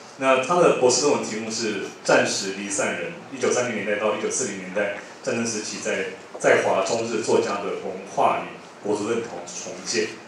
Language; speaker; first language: Chinese; native; Chinese